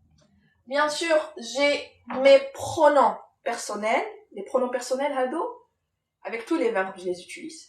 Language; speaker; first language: French; non-native, local second language; Arabic